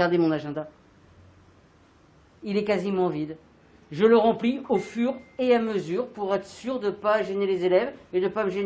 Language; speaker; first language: French; native; French